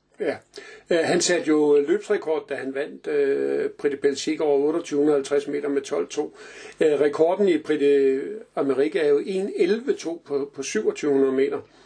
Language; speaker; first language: Danish; native; Danish